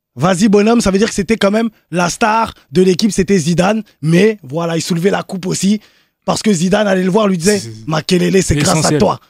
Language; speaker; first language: French; native; French